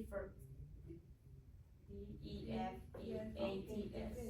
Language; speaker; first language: English; non-native, learner; Spanish